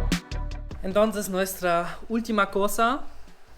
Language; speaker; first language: Spanish; non-native, learner; German